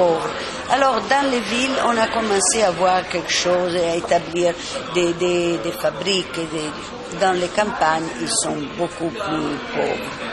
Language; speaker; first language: French; non-native, fluent; Italian